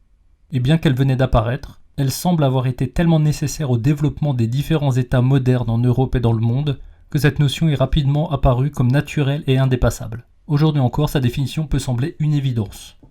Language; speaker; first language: French; native; French